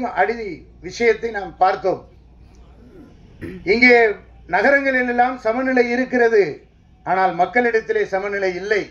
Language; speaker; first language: Tamil; native; Tamil